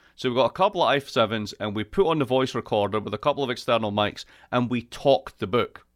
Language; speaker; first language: English; native; English